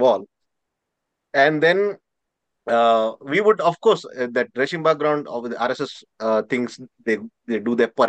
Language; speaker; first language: English; non-native, local second language; Marathi